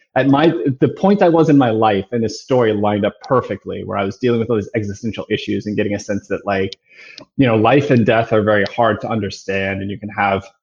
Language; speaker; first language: English; native; English